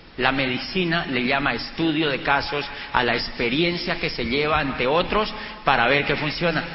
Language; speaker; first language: Spanish; native; Spanish